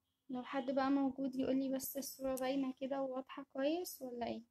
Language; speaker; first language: Arabic; native; Arabic